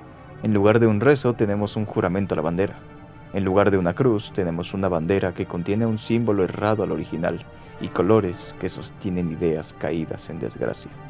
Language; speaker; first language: Spanish; native; Spanish